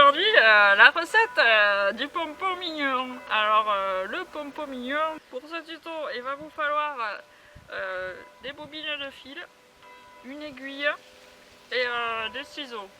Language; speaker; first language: French; native; French